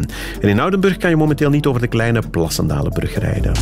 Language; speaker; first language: Dutch; native; Dutch